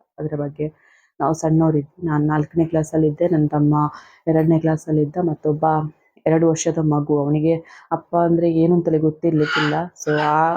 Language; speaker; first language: Kannada; non-native, local second language; Tulu